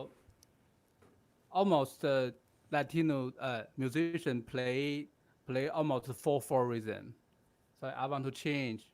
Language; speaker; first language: English; non-native, learner; Chinese